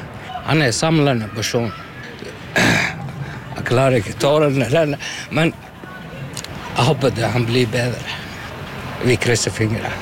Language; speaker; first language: Norwegian; non-native, learner; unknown